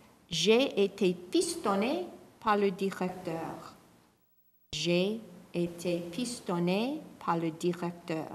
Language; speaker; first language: French; non-native, fluent; English